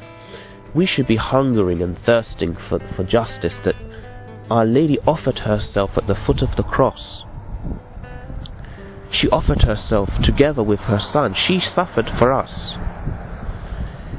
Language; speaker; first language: English; native; English